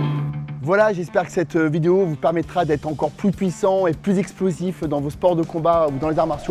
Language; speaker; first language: French; native; French